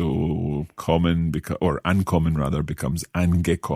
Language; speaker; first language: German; non-native, learner; English